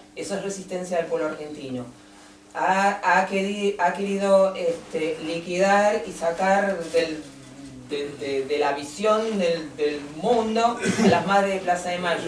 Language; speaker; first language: Spanish; native; Spanish